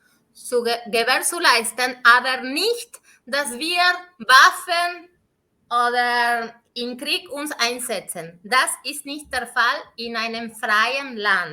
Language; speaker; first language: German; non-native, fluent; Spanish